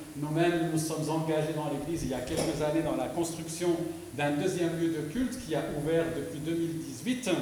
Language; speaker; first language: French; non-native, local second language; Arabic